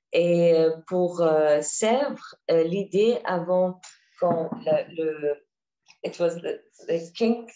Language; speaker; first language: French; non-native, learner; Arabic